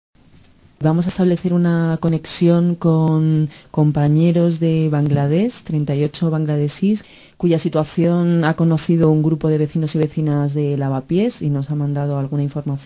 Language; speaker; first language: Spanish; native; Spanish